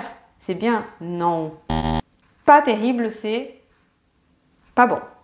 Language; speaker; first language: French; non-native, fluent; Portuguese